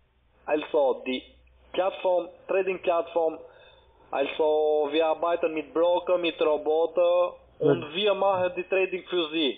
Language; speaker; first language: German; non-native, learner; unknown